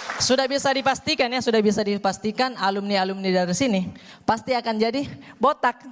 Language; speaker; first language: Indonesian; native; Indonesian